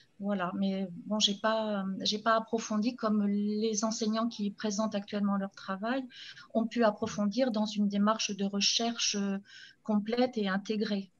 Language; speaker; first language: French; native; French